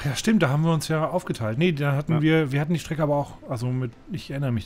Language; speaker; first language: German; native; German